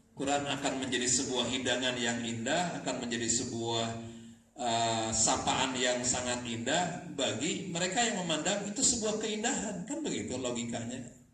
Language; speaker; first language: Indonesian; non-native, local second language; Sundanese